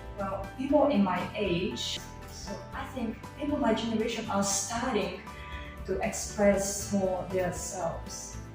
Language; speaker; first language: English; non-native, fluent; Portuguese